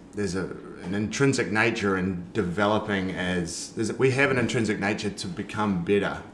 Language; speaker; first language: English; native; English